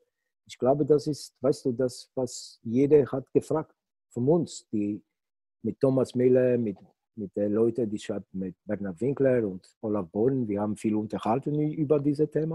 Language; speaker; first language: German; non-native, learner; Polish